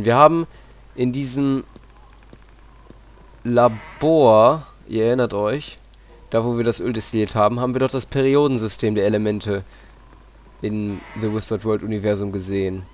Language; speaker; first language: German; native; German